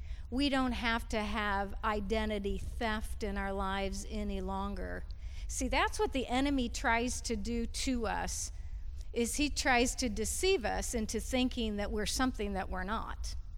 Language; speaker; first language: English; native; English